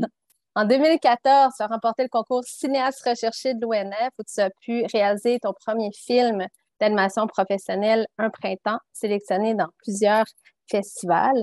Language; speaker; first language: French; native; French